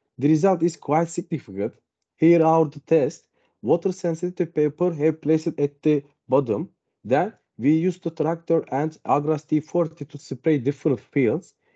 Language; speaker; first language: English; non-native, learner; Turkish